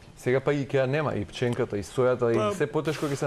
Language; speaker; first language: Macedonian; native; Macedonian